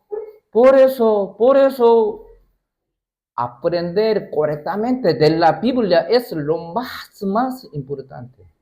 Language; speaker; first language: Spanish; non-native, learner; Korean